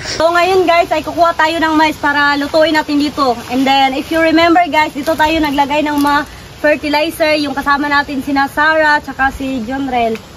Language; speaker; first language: Filipino; non-native, local second language; Cebuano